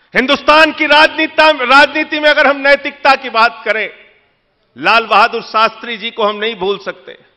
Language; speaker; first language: Hindi; native; Hindi